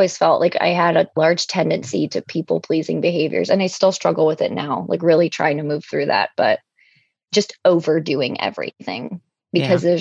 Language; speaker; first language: English; native; English